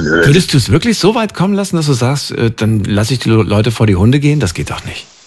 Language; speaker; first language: German; native; German